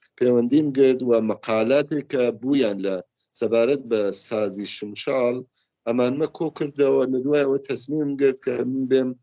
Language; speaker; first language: Central Kurdish; non-native, local second language; Gurani